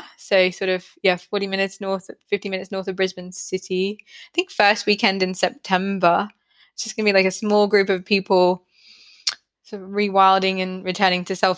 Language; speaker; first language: English; native; English